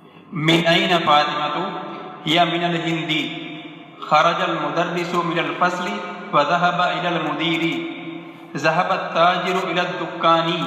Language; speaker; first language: Arabic; non-native, learner; Urdu